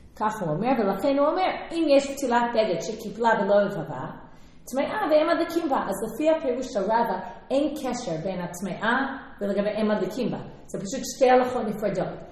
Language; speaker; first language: Hebrew; non-native, fluent; English